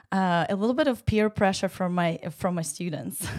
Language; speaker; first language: English; non-native, fluent; Ukrainian